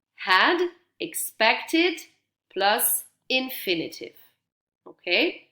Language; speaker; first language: English; non-native, fluent; Dutch